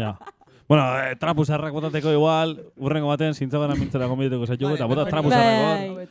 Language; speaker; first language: Basque; native; Basque